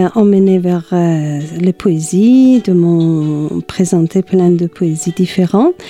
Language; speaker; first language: French; non-native, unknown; Persian